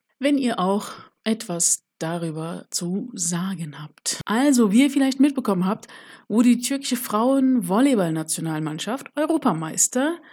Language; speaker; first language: German; early bilingual, other home language; Turkish